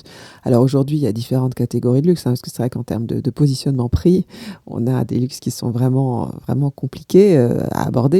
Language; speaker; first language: French; native; French